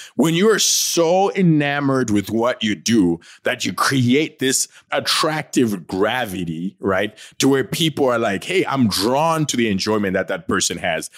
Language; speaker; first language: English; non-native, local second language; North Ndebele